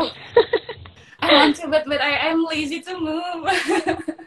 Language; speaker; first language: English; non-native, local second language; Indonesian